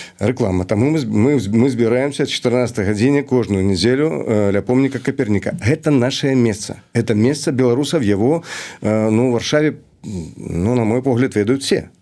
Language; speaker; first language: Belarusian; native; Belarusian